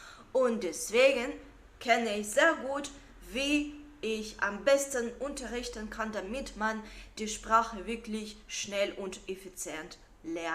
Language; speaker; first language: German; non-native, fluent; Russian